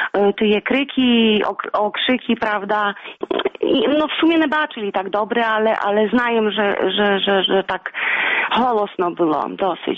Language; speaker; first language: Polish; non-native, local second language; Belarusian